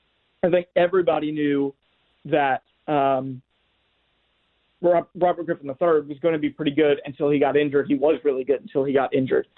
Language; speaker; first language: English; native; English